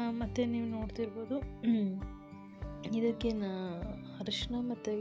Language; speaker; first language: Kannada; native; Kannada